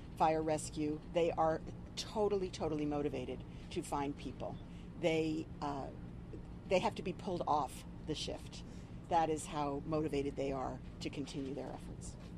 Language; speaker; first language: English; native; English